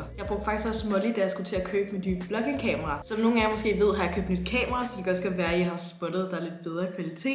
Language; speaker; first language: Danish; native; Danish